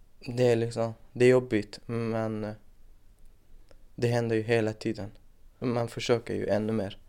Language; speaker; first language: Swedish; non-native, fluent; Persian